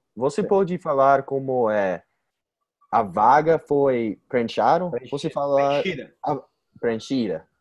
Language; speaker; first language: Portuguese; non-native, fluent; English